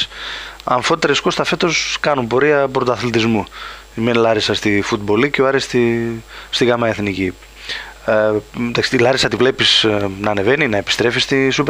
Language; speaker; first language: Greek; native; Greek